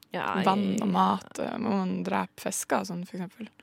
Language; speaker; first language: Norwegian; native; Norwegian